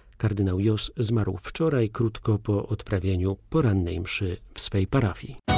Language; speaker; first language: Polish; native; Polish